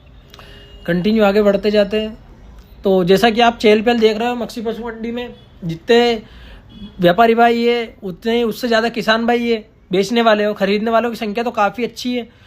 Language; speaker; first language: Hindi; native; Hindi